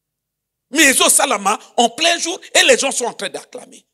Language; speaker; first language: French; non-native, local second language; Lingala